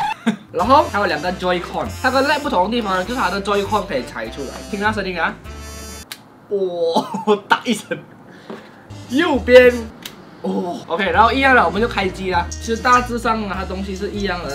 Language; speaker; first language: Chinese; native; Chinese